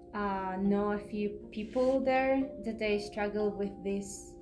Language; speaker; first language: English; non-native, fluent; Spanish